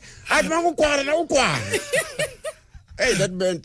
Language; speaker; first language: English; non-native, local second language; Zulu